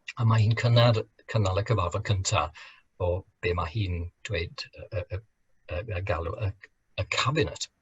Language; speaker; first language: Welsh; non-native, fluent; English